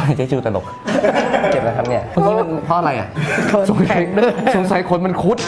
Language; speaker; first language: Thai; native; Thai